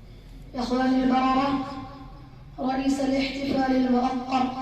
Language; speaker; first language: Arabic; non-native, fluent; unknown